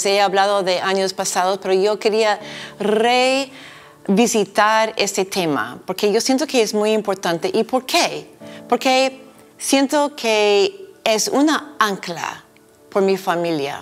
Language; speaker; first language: Spanish; non-native, fluent; English